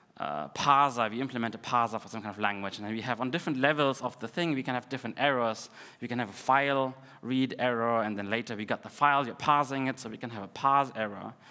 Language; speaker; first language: English; non-native, fluent; Russian